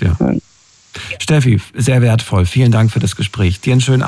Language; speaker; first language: German; native; German